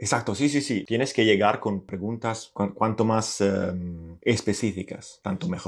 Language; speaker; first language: Spanish; non-native, fluent; Italian